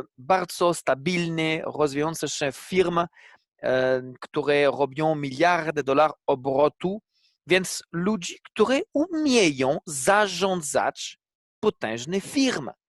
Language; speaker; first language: Polish; non-native, fluent; French